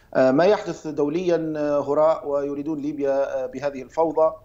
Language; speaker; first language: Arabic; native; Arabic